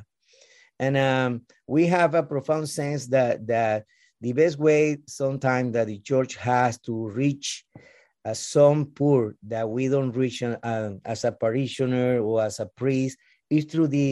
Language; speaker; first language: English; non-native, learner; Spanish